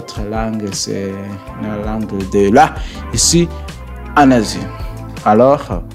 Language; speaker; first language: French; non-native, learner; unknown